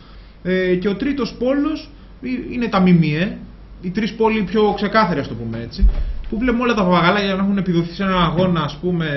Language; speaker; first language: Greek; native; Greek